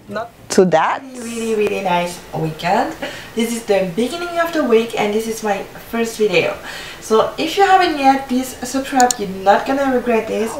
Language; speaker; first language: English; non-native, fluent; French